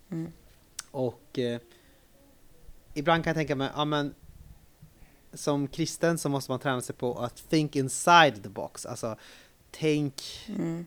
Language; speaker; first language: Swedish; native; Swedish